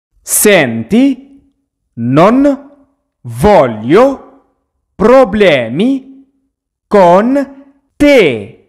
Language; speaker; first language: Italian; non-native, fluent; Arabic